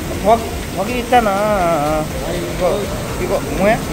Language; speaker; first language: Korean; non-native, learner; Nepali